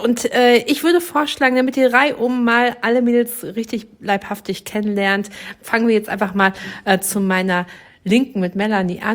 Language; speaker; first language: German; native; German